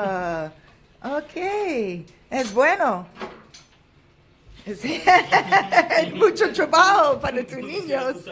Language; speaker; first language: Spanish; non-native, learner; English